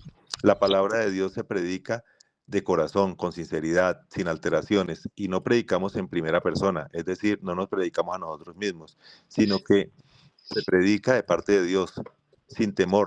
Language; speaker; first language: Spanish; native; Spanish